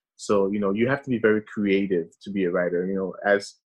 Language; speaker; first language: English; early bilingual, other home language; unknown